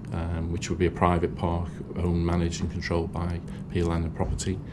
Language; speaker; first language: English; native; English